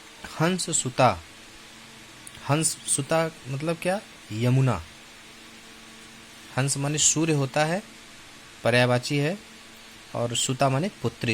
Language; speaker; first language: Hindi; native; Hindi